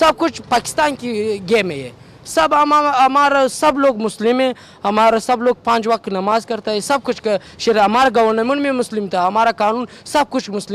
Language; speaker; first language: Hindi; non-native, learner; Pashto